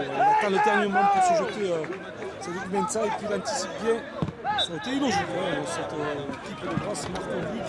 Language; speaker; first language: French; native; French